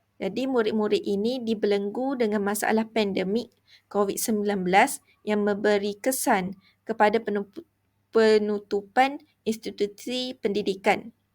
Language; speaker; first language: Malay; native; Malay